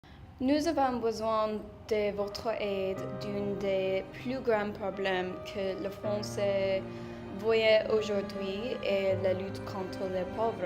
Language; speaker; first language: French; non-native, learner; English